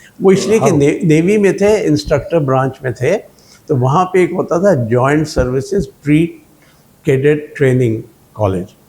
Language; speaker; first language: Urdu; native; Urdu